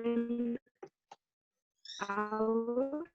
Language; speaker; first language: English; non-native, learner; Spanish